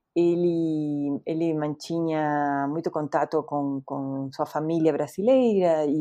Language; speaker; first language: Portuguese; non-native, fluent; Spanish